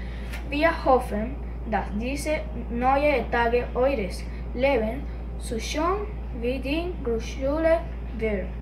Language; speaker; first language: German; non-native, learner; Spanish